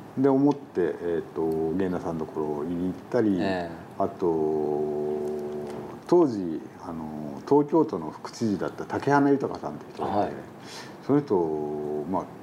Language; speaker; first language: Japanese; native; Japanese